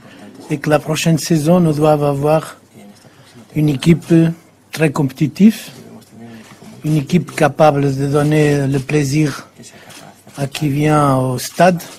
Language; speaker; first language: French; non-native, fluent; Portuguese